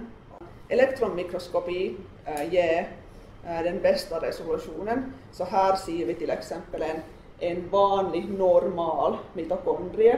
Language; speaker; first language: Swedish; non-native, local second language; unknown